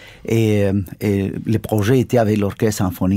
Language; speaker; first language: French; non-native, fluent; Spanish